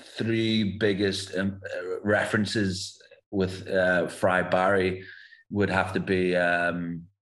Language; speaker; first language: English; native; English